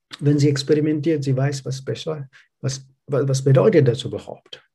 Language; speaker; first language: German; non-native, learner; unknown